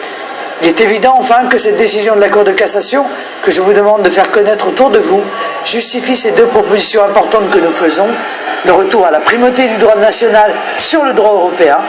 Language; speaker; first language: French; native; French